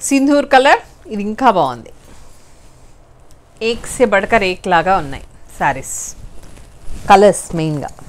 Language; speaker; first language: Telugu; native; Telugu